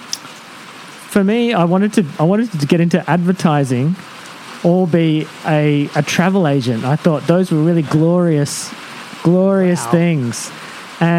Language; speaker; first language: English; native; English